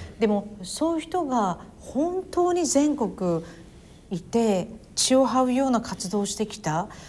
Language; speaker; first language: Japanese; native; Japanese